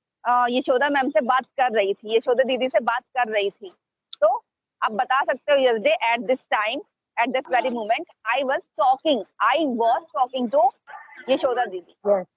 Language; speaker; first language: Hindi; native; Hindi